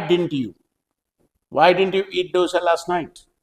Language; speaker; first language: English; non-native, local second language; Hindi